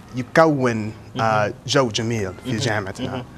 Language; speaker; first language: Arabic; non-native, fluent; English